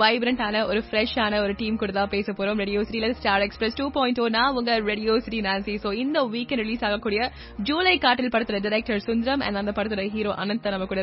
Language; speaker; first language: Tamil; native; Tamil